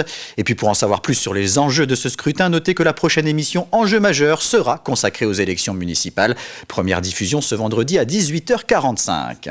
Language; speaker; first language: French; native; French